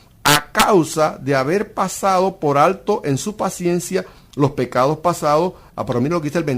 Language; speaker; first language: Spanish; native; Spanish